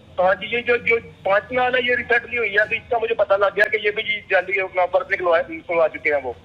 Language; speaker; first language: Urdu; non-native, local second language; Punjabi